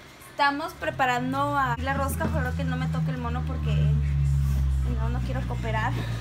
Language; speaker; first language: Spanish; early bilingual, other home language; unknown